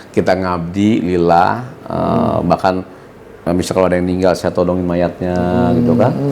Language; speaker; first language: Indonesian; non-native, local second language; Sundanese